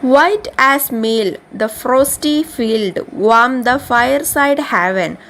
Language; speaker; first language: English; non-native, local second language; Malayalam